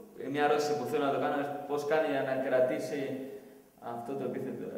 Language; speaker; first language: Greek; non-native, fluent; Spanish